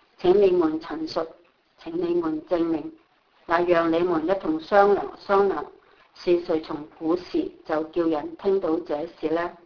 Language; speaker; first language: Chinese; non-native, local second language; Cantonese